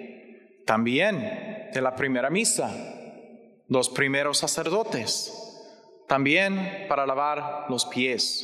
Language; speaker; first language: Spanish; non-native, learner; English